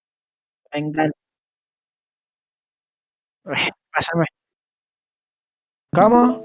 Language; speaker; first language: Spanish; native; Spanish